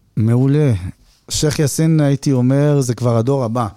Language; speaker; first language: Hebrew; native; Hebrew